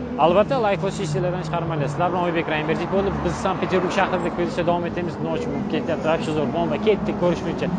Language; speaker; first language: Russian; non-native, learner; Uzbek